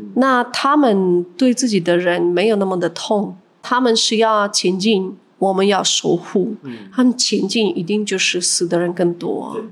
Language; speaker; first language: Chinese; non-native, fluent; Ukrainian